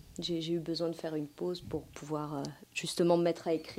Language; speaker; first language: French; native; French